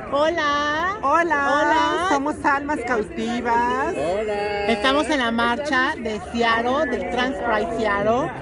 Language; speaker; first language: Spanish; native; Spanish